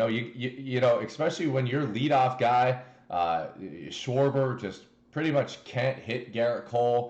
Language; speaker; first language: English; native; English